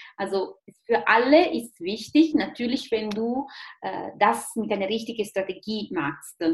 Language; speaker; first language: German; non-native, fluent; Italian